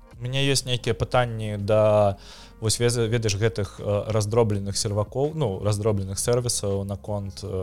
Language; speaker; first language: Belarusian; non-native, local second language; Russian